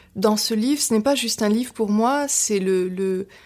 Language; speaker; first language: French; native; French